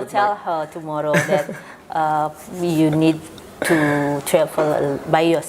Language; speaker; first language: English; non-native, fluent; Indonesian